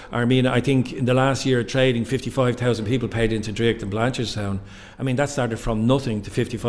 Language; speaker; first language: English; native; English